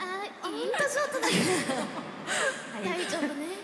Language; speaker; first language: Japanese; non-native, fluent; Korean